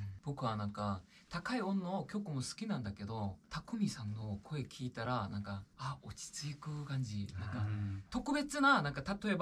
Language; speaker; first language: Japanese; non-native, learner; Korean